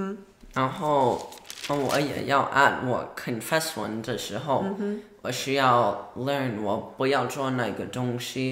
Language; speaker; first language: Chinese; early bilingual, heritage; Chinese